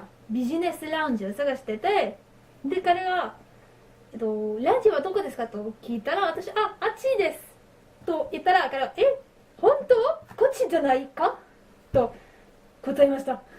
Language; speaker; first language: Japanese; non-native, learner; French